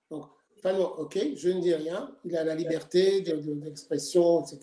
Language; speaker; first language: French; native; French